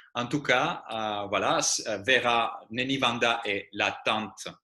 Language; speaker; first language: French; non-native, fluent; Greek